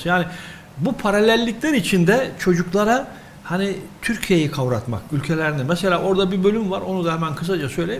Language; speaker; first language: Turkish; native; Turkish